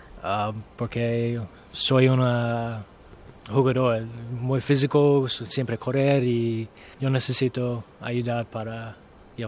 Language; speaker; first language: Spanish; non-native, learner; English